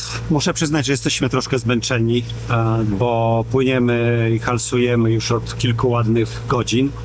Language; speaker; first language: Polish; native; Polish